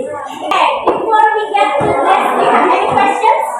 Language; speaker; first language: English; non-native, fluent; Indonesian